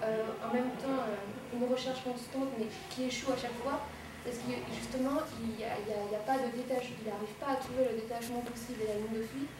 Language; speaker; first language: French; native; French